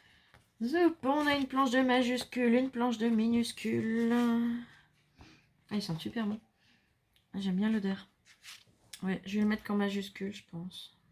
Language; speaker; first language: French; native; French